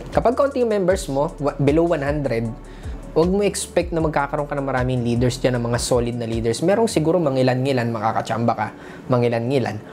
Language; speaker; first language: Filipino; native; Filipino